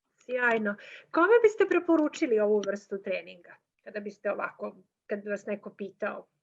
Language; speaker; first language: Bosnian; native; Bosnian